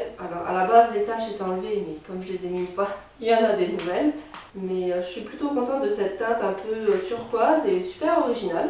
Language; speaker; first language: French; native; French